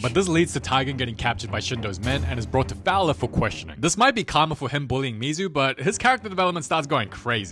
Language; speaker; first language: English; native; English